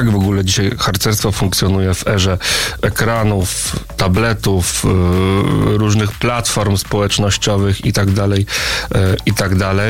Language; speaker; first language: Polish; native; Polish